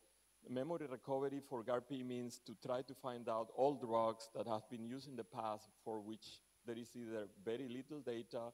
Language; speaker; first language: English; non-native, fluent; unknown